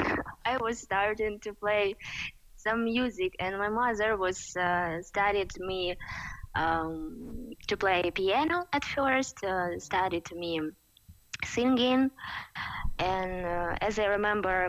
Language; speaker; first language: English; non-native, fluent; Ukrainian